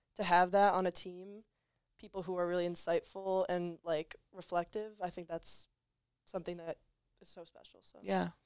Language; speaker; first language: English; native; English